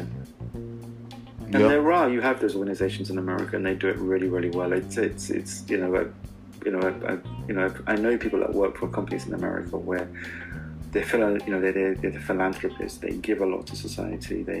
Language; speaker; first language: English; non-native, local second language; Urdu